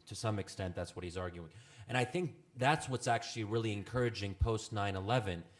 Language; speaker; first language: English; native; English